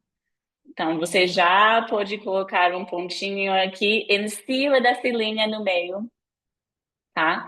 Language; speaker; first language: Portuguese; non-native, fluent; English